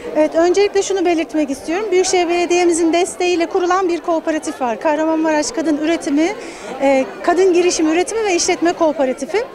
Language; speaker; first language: Turkish; native; Turkish